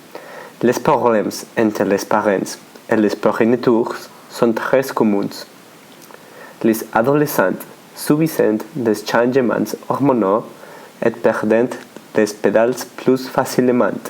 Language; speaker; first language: French; non-native, learner; Spanish